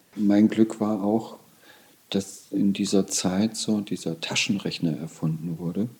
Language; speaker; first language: German; native; German